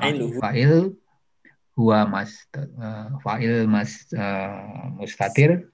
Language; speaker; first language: Arabic; non-native, learner; Indonesian